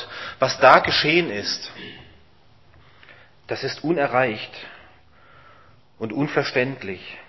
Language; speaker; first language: German; native; German